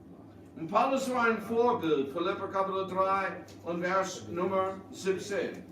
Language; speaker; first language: German; early bilingual, heritage; English